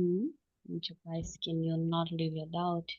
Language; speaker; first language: English; non-native, learner; Portuguese